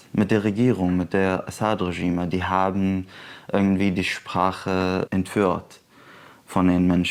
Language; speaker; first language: German; non-native, fluent; Arabic